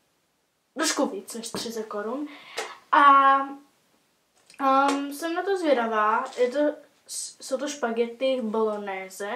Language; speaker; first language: Czech; early bilingual, heritage; Czech